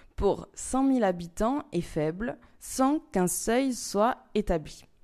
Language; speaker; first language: French; native; French